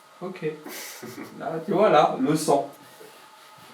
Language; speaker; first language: French; native; French